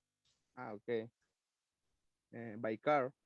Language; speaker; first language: English; non-native, learner; Spanish